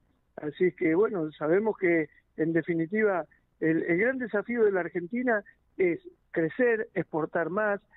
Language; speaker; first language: Spanish; native; Spanish